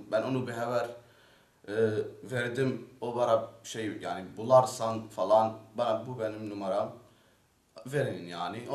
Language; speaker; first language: Turkish; non-native, learner; Arabic